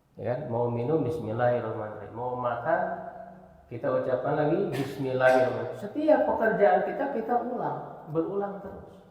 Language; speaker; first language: Indonesian; native; Indonesian